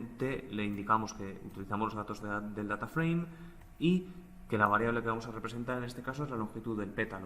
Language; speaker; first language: Spanish; native; Spanish